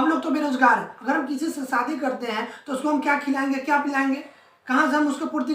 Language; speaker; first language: Hindi; native; Hindi